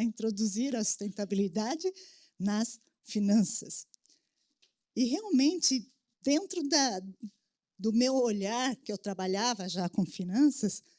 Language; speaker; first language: Portuguese; native; Portuguese